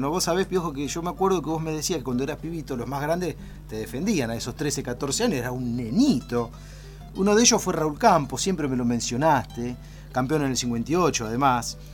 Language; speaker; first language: Spanish; native; Spanish